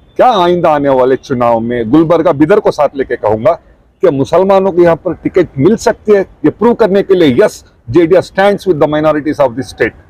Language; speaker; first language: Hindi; non-native, local second language; Urdu